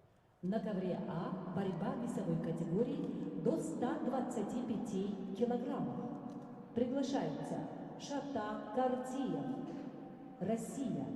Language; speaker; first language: Russian; native; Russian